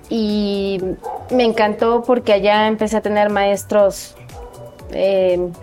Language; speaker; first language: Spanish; native; Spanish